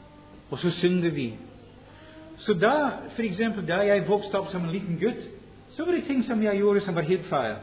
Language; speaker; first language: Norwegian; non-native, fluent; English